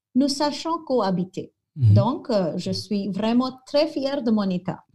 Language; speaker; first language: French; non-native, fluent; Konkani